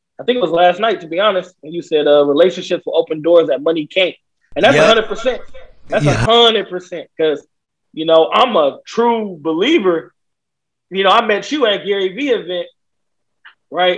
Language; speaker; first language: English; native; English